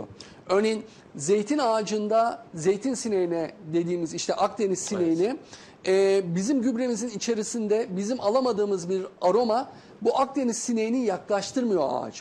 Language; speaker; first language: Turkish; native; Turkish